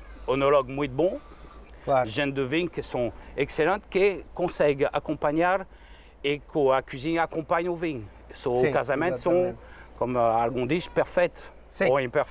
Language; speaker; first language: Portuguese; non-native, fluent; French